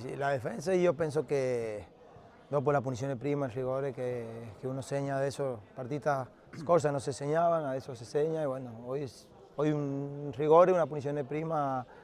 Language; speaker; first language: Italian; non-native, fluent; Spanish